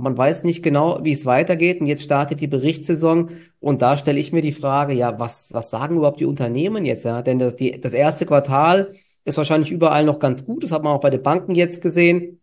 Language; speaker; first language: German; native; German